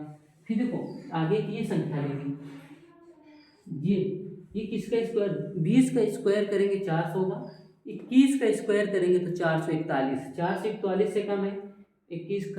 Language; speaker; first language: Hindi; native; Hindi